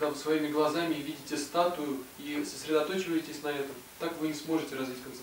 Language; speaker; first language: Russian; native; Russian